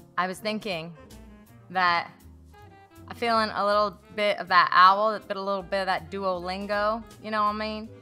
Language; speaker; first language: English; native; English